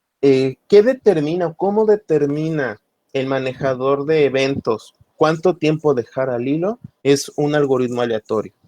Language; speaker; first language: Spanish; native; Spanish